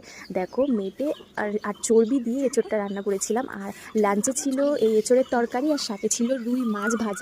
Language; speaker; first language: Bangla; native; Bangla